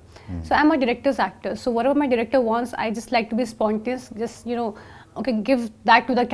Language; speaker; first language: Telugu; non-native, fluent; Hindi